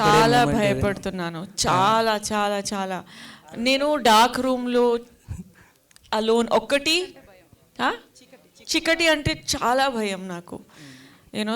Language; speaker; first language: Telugu; non-native, fluent; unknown